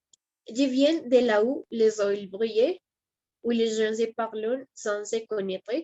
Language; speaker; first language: French; non-native, learner; Spanish